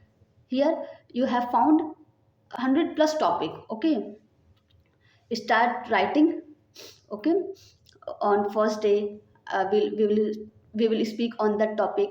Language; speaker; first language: English; non-native, learner; Hindi